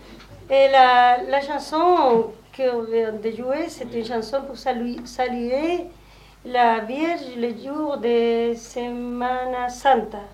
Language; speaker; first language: French; non-native, learner; Spanish